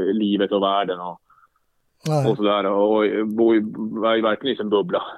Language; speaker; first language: Swedish; native; Swedish